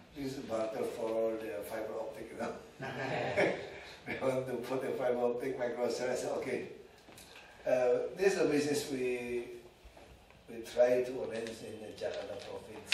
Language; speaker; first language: English; non-native, learner; Indonesian